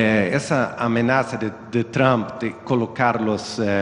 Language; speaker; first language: Spanish; non-native, learner; Swedish